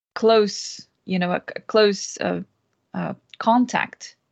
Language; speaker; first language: English; non-native, fluent; Portuguese